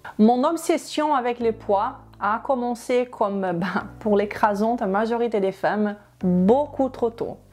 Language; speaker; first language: French; non-native, fluent; Portuguese